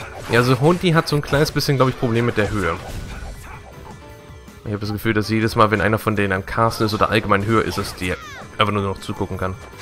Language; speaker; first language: German; native; German